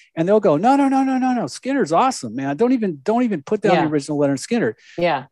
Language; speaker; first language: English; native; English